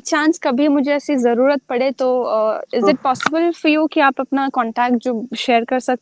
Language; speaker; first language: Hindi; native; Hindi